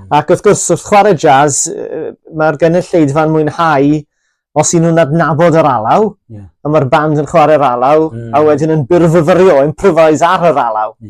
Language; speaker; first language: Welsh; native; Welsh